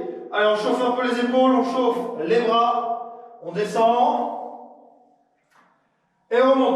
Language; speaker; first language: French; native; French